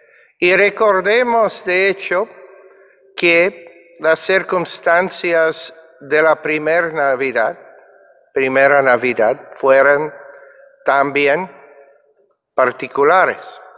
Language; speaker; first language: Spanish; non-native, fluent; English